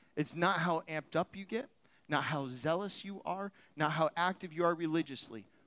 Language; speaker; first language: English; native; English